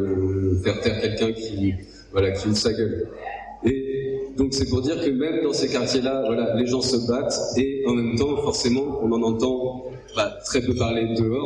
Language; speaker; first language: French; native; French